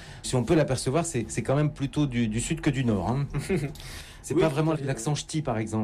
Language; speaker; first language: French; native; French